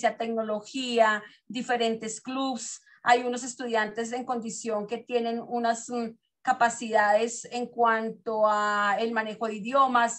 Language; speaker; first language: Spanish; native; Spanish